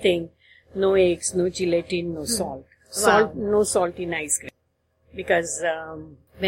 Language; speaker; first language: English; non-native, local second language; Gujarati